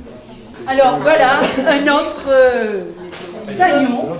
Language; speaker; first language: French; native; French